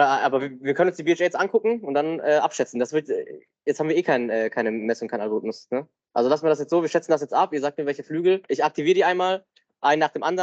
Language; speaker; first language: German; native; German